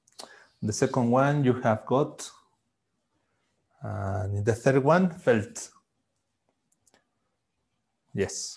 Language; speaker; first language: English; non-native, fluent; Spanish